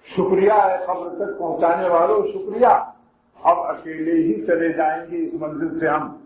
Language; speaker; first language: Urdu; native; Urdu